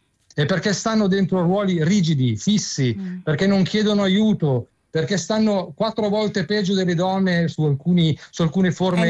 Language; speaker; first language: Italian; native; Italian